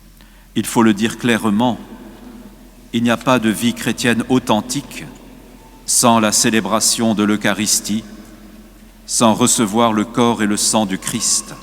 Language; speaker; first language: French; native; French